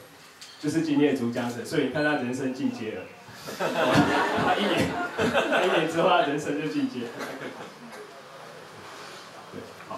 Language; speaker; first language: Chinese; native; Chinese